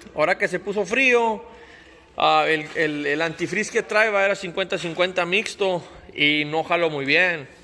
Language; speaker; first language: Spanish; early bilingual, other home language; English